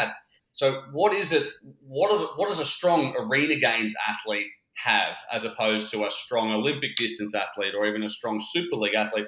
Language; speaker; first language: English; native; English